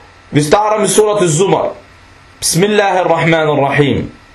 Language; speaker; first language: Danish; non-native, fluent; Arabic